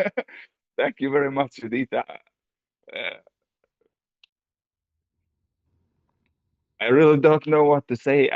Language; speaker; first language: English; non-native, fluent; Arabic